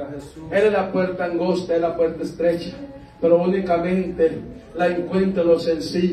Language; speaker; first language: Spanish; native; Spanish